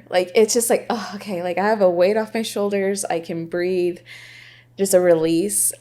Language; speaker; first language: English; native; English